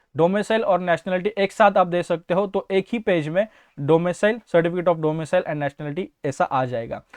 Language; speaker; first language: Hindi; non-native, local second language; Marathi